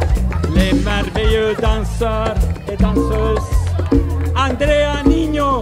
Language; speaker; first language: French; non-native, fluent; Spanish